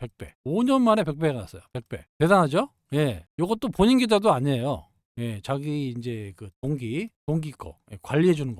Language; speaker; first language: Korean; native; Korean